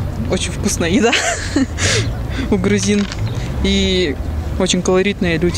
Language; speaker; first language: Russian; native; Russian